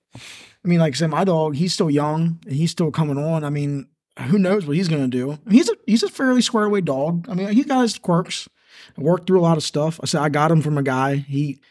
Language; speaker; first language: English; native; English